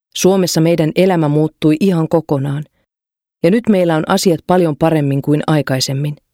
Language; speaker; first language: Finnish; non-native, fluent; Persian